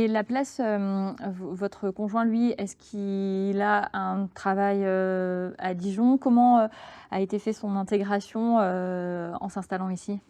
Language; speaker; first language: French; native; French